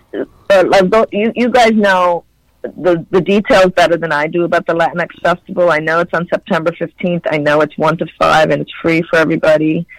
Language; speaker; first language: English; early bilingual, other home language; Spanish